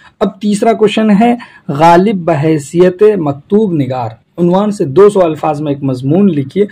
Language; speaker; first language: Urdu; native; Urdu